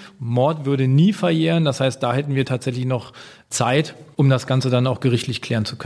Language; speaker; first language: German; native; German